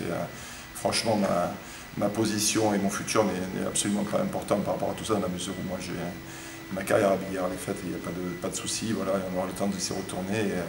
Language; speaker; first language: French; native; French